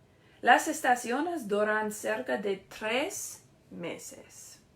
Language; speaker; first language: Spanish; non-native, learner; English